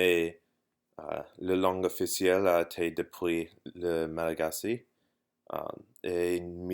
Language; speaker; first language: French; non-native, learner; English